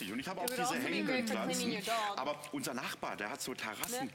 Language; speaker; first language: German; native; German